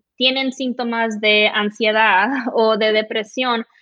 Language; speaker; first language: Spanish; early bilingual, heritage; Spanish